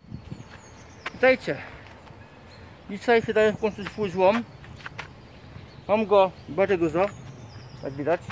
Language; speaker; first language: Polish; native; Polish